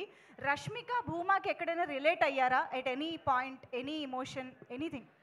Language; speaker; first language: Telugu; native; Telugu